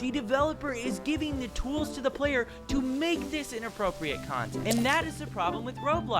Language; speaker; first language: English; native; English